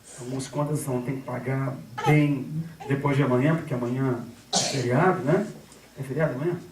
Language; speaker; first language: Portuguese; native; Portuguese